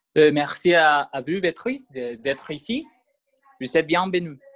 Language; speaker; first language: French; non-native, learner; Spanish